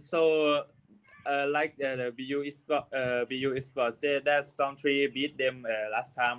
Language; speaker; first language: English; non-native, learner; Thai